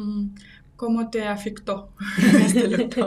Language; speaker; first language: Spanish; non-native, fluent; Russian